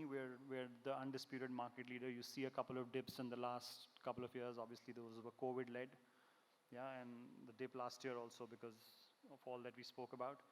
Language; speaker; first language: English; non-native, local second language; Hindi